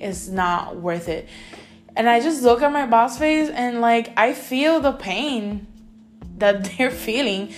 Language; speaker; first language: English; early bilingual, other home language; Spanish